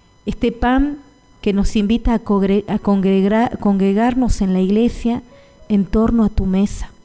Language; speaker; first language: Spanish; native; Spanish